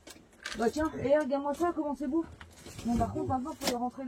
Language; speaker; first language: French; native; French